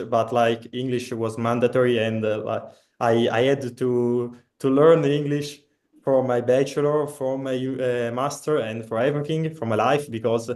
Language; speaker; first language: English; non-native, fluent; Italian